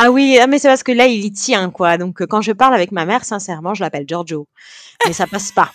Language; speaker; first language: French; early bilingual, heritage; French